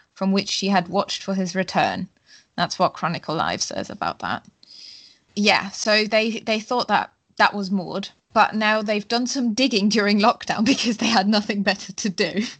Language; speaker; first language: English; non-native, fluent; German